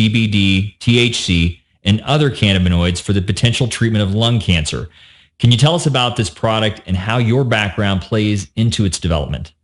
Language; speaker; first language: English; native; English